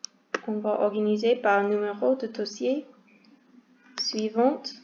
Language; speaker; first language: French; non-native, learner; English